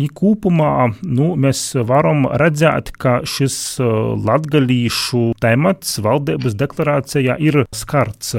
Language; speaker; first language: Latvian; native; Latvian